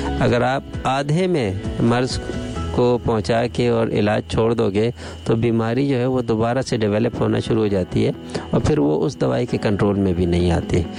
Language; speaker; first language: Urdu; non-native, local second language; Sindhi